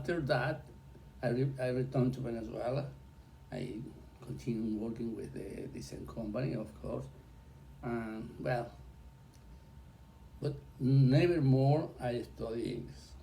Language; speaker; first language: English; non-native, learner; Spanish